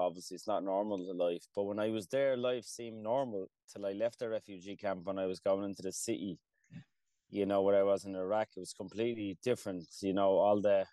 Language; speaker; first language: English; early bilingual, other home language; Kurdish